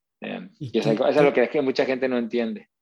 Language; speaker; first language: Spanish; native; Spanish